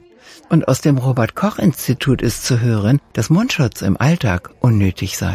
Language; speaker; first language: German; native; German